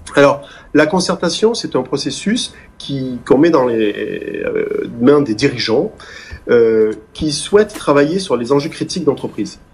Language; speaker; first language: French; native; French